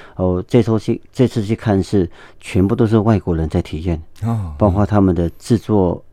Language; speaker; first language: Chinese; non-native, local second language; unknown